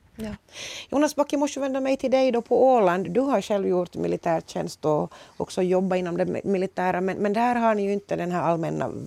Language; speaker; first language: Swedish; native; Swedish